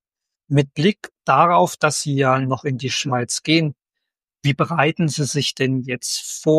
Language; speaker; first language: German; native; German